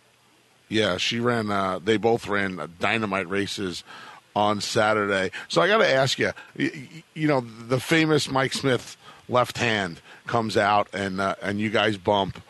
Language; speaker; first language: English; native; English